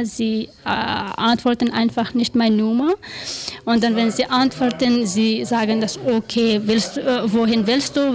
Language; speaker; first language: German; non-native, learner; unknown